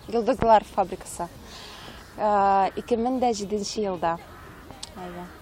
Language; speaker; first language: Tatar; native; Tatar